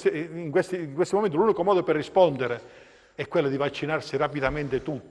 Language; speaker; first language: Italian; native; Italian